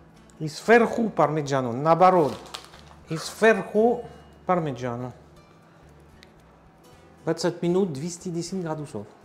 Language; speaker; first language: Russian; non-native, learner; French